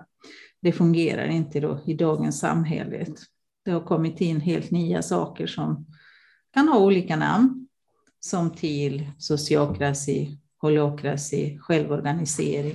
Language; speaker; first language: Swedish; non-native, fluent; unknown